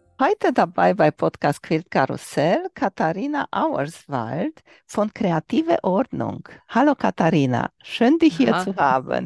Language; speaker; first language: German; non-native, learner; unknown